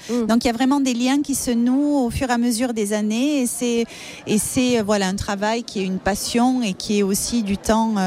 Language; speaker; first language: French; native; French